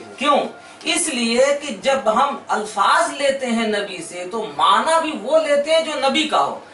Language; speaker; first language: Urdu; native; Urdu